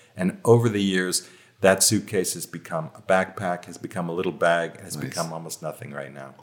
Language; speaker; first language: English; native; English